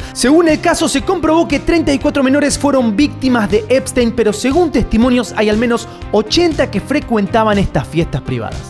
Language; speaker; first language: Spanish; native; Spanish